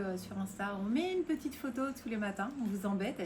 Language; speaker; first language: French; native; French